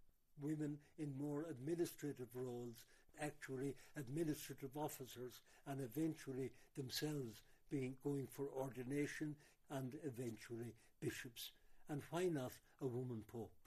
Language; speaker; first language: English; native; English